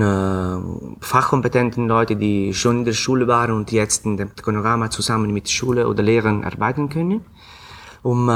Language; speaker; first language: German; non-native, fluent; Italian